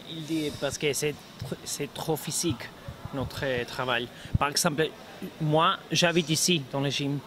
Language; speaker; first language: French; non-native, learner; Spanish